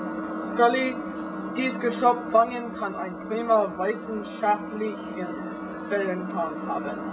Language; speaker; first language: German; non-native, learner; English